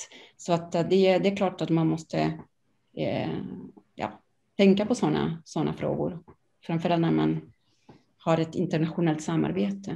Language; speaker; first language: Swedish; non-native, fluent; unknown